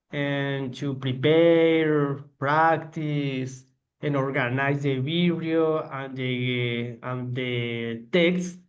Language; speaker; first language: English; non-native, learner; Spanish